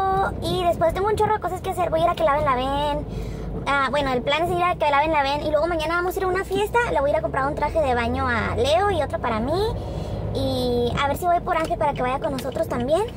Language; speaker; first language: Spanish; native; Spanish